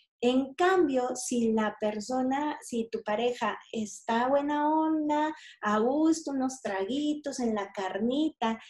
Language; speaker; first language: Spanish; native; Spanish